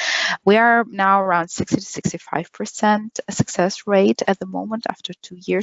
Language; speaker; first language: English; non-native, fluent; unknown